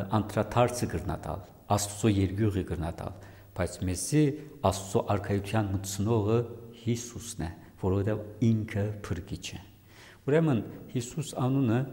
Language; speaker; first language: Armenian; native; Armenian